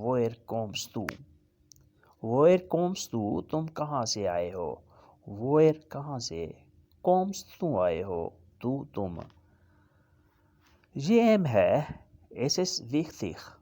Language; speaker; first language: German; non-native, fluent; Urdu